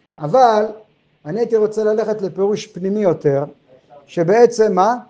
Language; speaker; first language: Hebrew; non-native, fluent; French